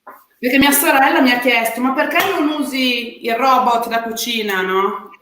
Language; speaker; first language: Italian; native; Italian